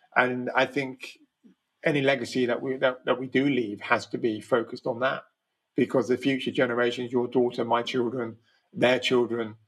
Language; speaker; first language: English; native; English